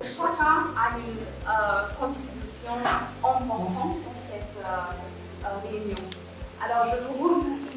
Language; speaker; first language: French; non-native, fluent; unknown